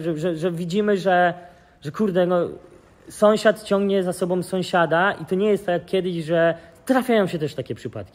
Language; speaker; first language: Polish; native; Polish